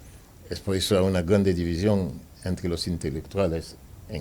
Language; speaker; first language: Spanish; non-native, fluent; Haitian Creole